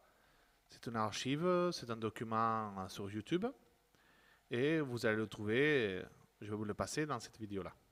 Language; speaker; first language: French; non-native, fluent; Spanish